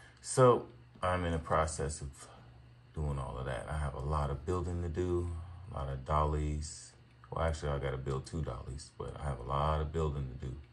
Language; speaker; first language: English; native; English